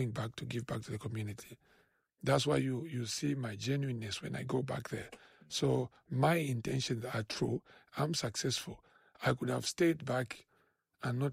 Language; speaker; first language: English; non-native, local second language; Bemba